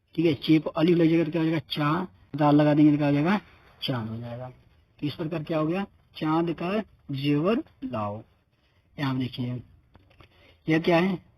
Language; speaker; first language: Hindi; native; Hindi